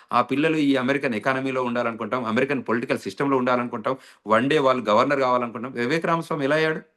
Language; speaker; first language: Telugu; native; Telugu